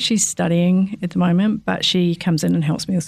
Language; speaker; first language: English; native; English